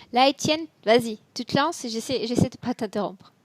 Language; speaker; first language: French; native; French